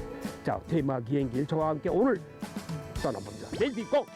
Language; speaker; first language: Korean; native; Korean